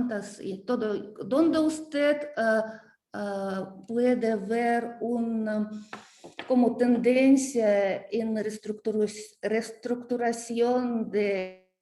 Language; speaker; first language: Spanish; non-native, learner; Russian